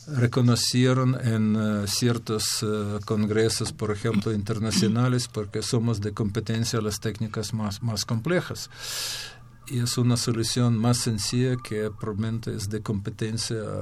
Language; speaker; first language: Spanish; non-native, fluent; Ukrainian